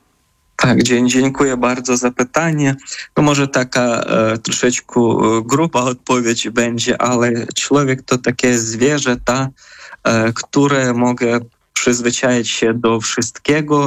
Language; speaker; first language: Polish; non-native, fluent; Ukrainian